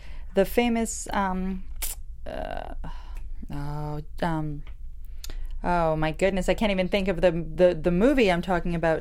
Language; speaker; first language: English; native; English